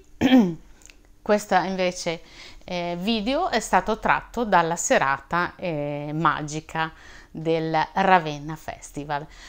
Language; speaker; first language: Italian; native; Italian